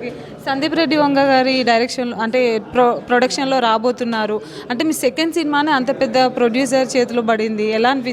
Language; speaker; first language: Telugu; native; Telugu